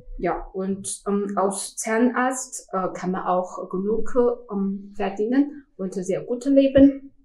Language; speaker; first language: German; non-native, learner; Chinese